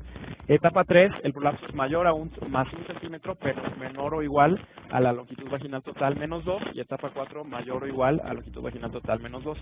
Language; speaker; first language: Spanish; native; Spanish